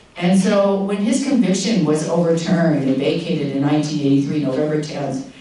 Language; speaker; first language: English; native; English